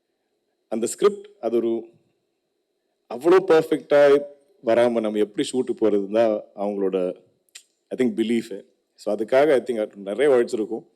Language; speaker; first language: Tamil; non-native, local second language; Malayalam